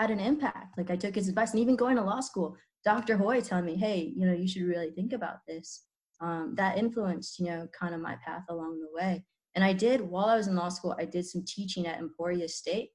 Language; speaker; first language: English; native; English